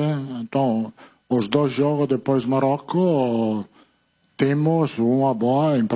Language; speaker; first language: Portuguese; non-native, fluent; Italian